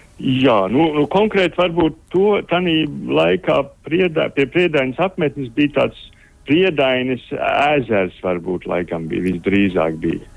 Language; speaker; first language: Latvian; native; Latvian